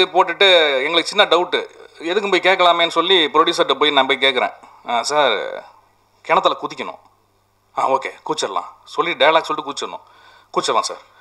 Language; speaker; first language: Tamil; native; Tamil